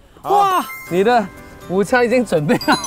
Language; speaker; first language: Chinese; non-native, local second language; Cantonese